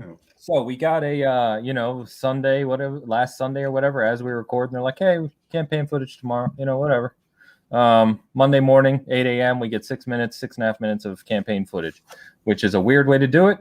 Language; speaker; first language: English; native; English